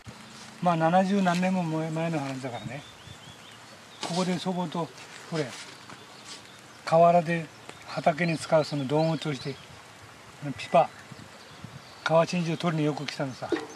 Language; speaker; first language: Japanese; native; Japanese